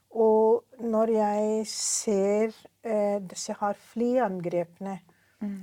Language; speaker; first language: Norwegian; non-native, fluent; Urdu